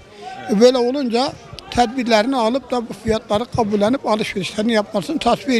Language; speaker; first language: Turkish; native; Turkish